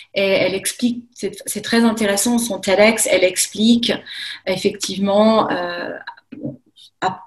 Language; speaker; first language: French; native; French